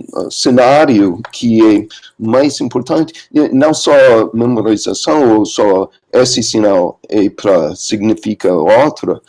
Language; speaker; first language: Portuguese; non-native, learner; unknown